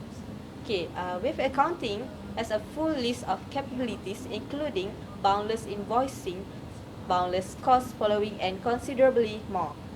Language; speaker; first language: English; non-native, learner; Malay